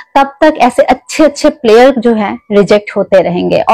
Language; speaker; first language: Hindi; non-native, local second language; Kok Borok